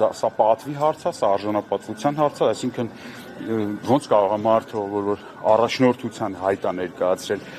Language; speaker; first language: Armenian; native; Armenian